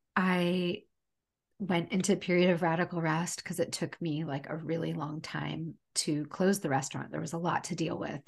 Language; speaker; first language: English; native; English